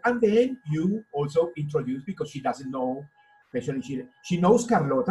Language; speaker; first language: English; non-native, fluent; Spanish